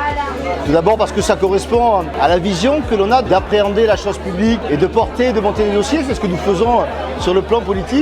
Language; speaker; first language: French; native; French